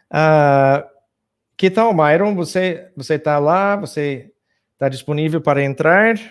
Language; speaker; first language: Portuguese; non-native, fluent; English